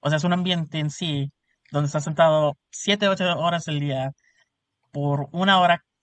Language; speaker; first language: Spanish; early bilingual, heritage; Spanish